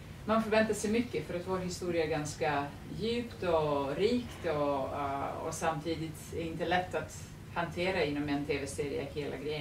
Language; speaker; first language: Swedish; non-native, fluent; Serbian